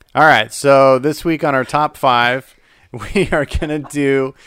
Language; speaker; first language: English; native; English